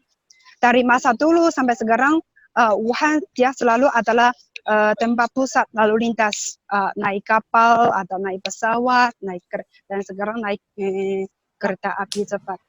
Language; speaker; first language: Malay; non-native, learner; Chinese